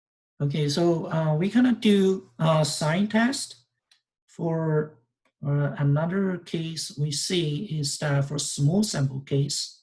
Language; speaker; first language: English; non-native, fluent; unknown